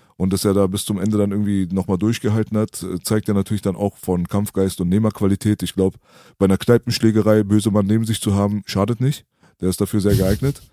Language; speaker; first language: German; early bilingual, other home language; Persian